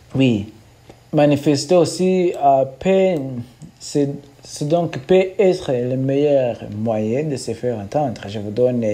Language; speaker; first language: French; non-native, learner; Kinyarwanda